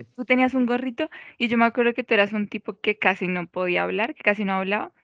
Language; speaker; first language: Spanish; native; Spanish